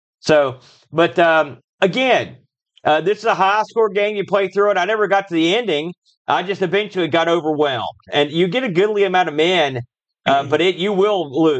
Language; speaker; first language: English; native; English